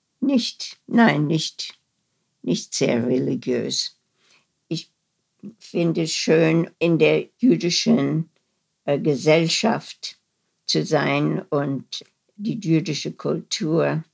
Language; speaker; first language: German; early bilingual, heritage; German